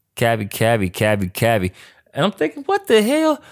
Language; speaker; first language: English; native; English